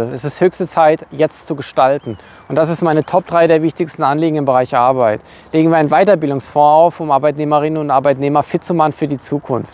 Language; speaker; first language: German; native; German